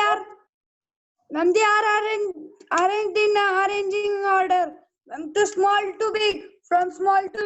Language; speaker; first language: English; non-native, learner; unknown